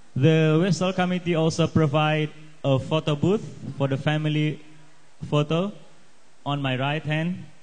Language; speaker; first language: English; non-native, learner; Indonesian